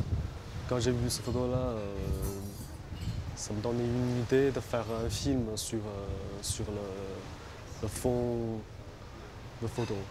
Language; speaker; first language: French; non-native, fluent; Chinese